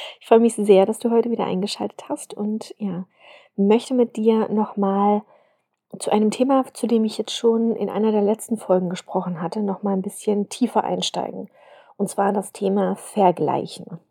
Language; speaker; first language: German; native; German